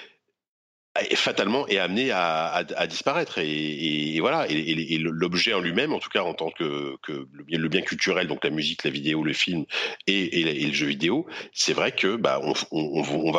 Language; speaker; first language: French; native; French